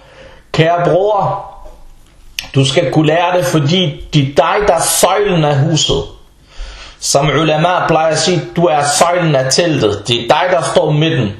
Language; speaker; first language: Danish; non-native, fluent; Arabic